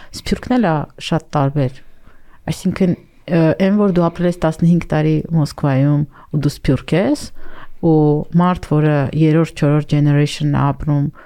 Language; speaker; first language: Armenian; native; Armenian